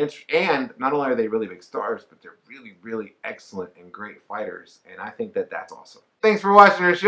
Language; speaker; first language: English; native; English